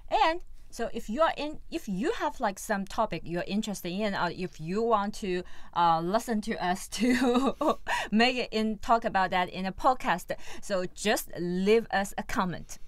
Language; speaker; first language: English; non-native, fluent; Chinese